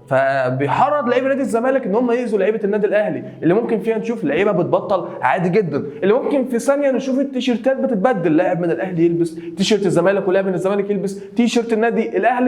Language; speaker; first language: Arabic; native; Arabic